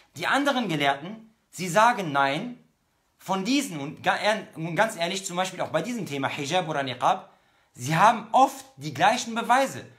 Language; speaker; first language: German; native; German